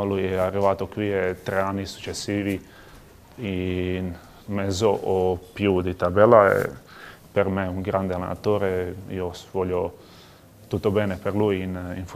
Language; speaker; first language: Italian; non-native, learner; Croatian